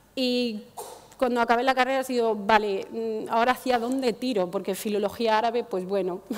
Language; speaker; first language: Spanish; non-native, fluent; Arabic